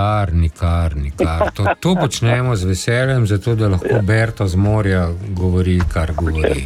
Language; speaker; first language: Slovenian; native; Slovenian